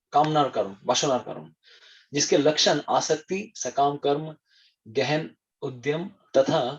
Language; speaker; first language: Hindi; non-native, local second language; Bangla